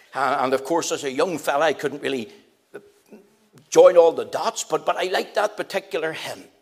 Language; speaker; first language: English; native; English